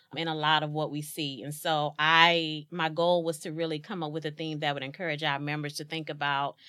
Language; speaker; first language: English; native; English